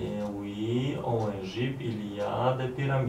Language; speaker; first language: French; non-native, learner; Polish